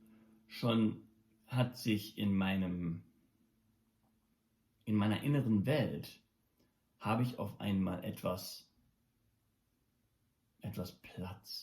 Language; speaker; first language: German; non-native, local second language; English